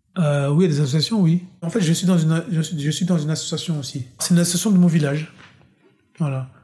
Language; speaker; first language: French; early bilingual, other home language; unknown